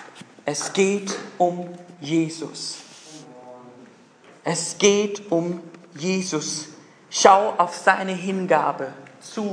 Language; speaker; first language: German; non-native, fluent; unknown